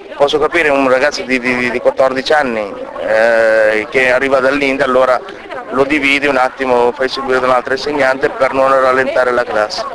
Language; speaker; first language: Italian; early bilingual, other home language; Punjabi